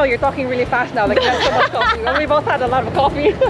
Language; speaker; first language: English; non-native, local second language; Filipino